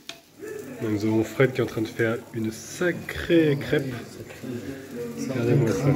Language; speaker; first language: French; native; French